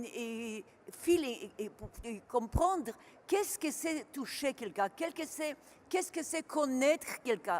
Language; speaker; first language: French; non-native, learner; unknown